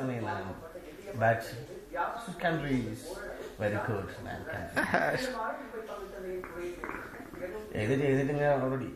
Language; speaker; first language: English; non-native, learner; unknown